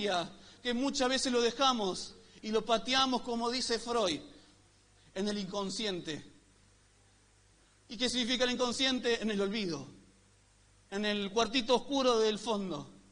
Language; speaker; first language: Spanish; native; Spanish